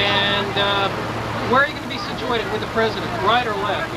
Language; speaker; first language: English; native; English